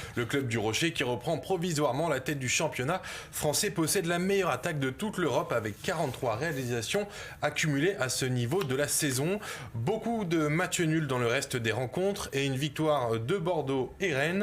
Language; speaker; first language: French; native; French